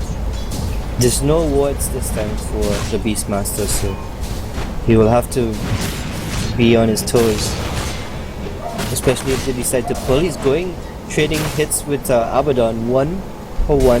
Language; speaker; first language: English; native; English